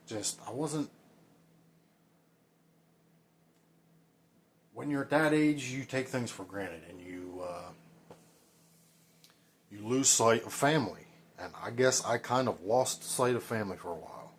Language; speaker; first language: English; native; English